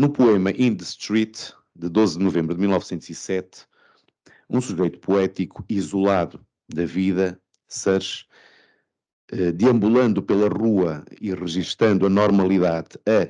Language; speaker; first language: Portuguese; native; Portuguese